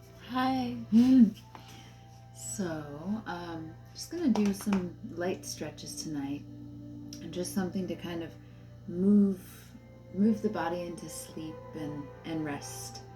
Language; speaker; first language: English; native; English